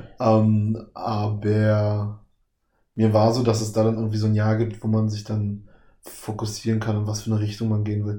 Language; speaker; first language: German; native; German